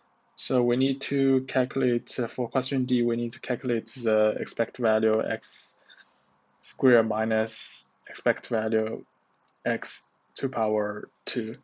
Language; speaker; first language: English; non-native, learner; Chinese